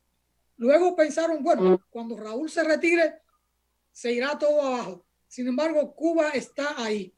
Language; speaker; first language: Spanish; native; Spanish